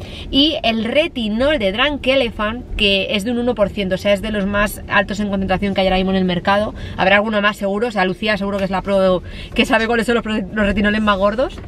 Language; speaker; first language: Spanish; native; Spanish